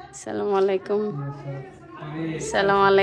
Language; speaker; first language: Hindi; non-native, local second language; Telugu